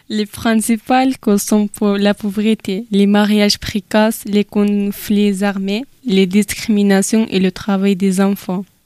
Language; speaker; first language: French; non-native, learner; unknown